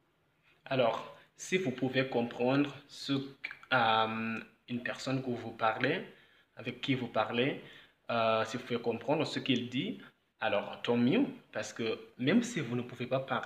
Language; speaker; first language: French; non-native, fluent; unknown